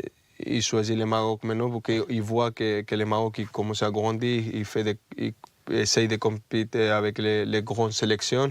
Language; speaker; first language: French; non-native, fluent; Spanish